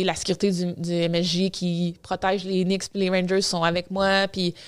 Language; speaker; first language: French; native; French